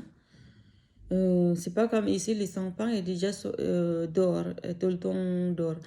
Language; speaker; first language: French; non-native, learner; Filipino